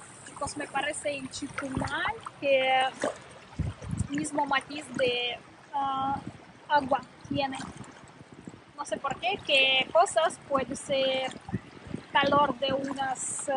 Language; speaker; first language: Spanish; non-native, learner; Russian